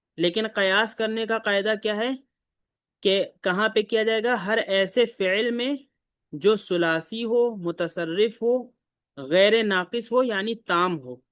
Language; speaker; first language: Urdu; native; Urdu